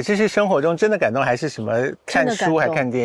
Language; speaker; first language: Chinese; native; Chinese